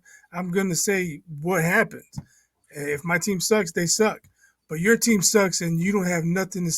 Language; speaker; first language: English; native; English